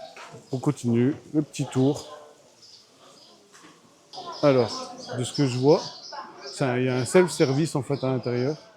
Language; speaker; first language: French; native; French